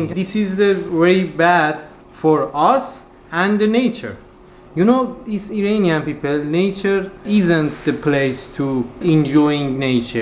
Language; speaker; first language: English; non-native, learner; Persian